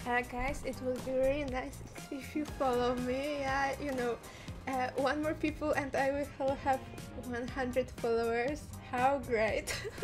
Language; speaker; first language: English; non-native, fluent; Polish